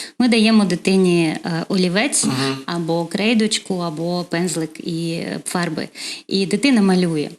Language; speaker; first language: Ukrainian; non-native, local second language; Russian